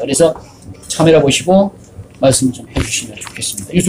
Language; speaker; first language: Korean; native; Korean